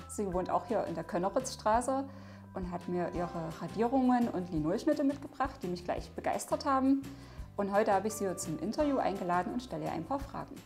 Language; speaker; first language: German; native; German